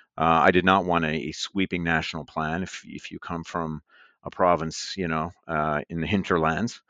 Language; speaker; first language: English; native; English